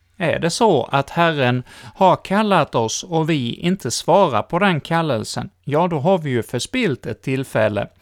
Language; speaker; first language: Swedish; native; Swedish